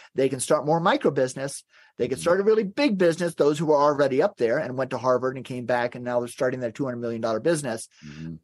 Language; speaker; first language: English; native; English